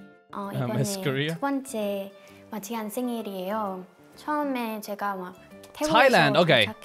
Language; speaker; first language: Korean; non-native, learner; Thai